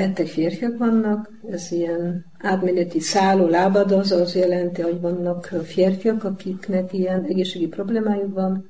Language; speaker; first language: Hungarian; non-native, learner; Polish